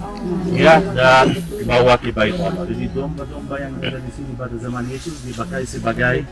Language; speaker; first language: Indonesian; non-native, fluent; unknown